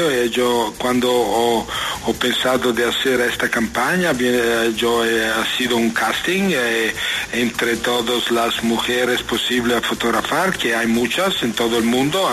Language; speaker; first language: Spanish; non-native, learner; Italian